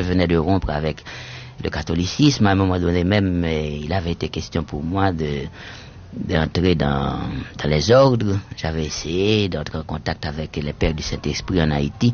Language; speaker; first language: French; native; French